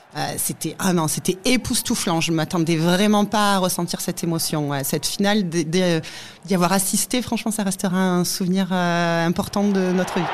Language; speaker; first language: French; native; French